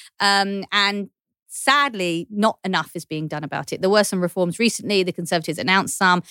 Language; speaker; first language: English; native; English